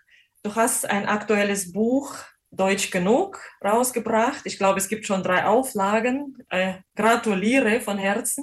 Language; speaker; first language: German; non-native, fluent; Russian